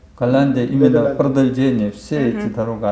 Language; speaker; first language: Russian; non-native, learner; Korean